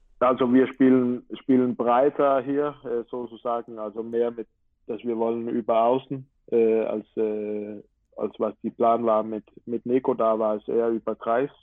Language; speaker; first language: German; non-native, fluent; Danish